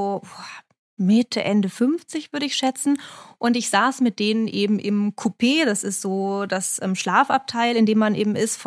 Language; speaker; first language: German; native; German